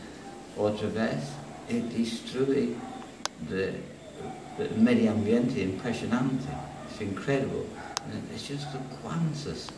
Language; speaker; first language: Spanish; non-native, learner; English